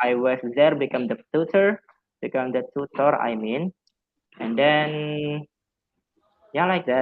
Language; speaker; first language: English; non-native, fluent; Javanese